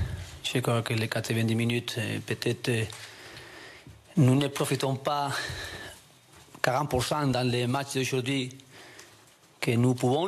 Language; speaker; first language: French; non-native, learner; Spanish